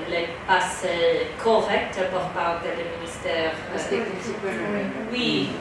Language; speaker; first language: French; non-native, fluent; English